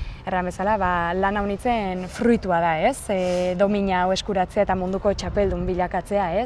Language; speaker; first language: Basque; native; Basque